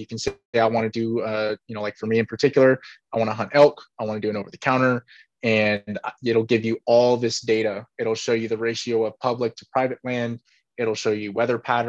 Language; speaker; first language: English; native; English